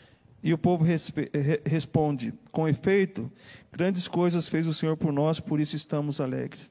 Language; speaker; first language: Portuguese; native; Portuguese